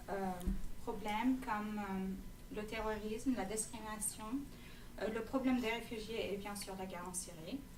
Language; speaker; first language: French; non-native, fluent; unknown